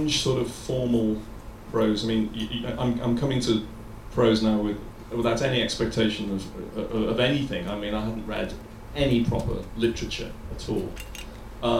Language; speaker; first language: English; native; English